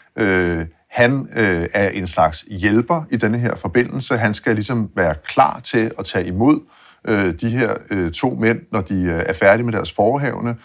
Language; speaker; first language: Danish; native; Danish